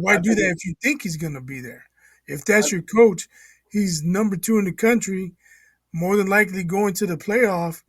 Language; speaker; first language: English; native; English